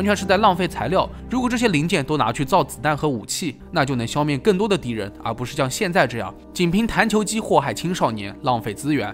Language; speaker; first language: Chinese; native; Chinese